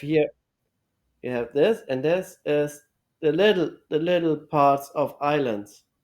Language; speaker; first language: English; non-native, learner; German